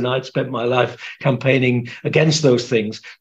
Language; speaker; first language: English; native; English